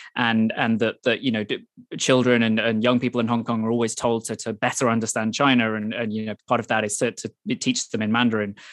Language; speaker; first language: English; native; English